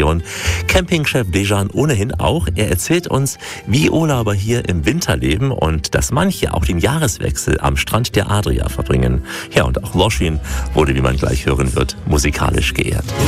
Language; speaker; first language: German; native; German